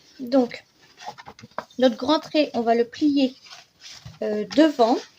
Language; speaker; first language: French; native; French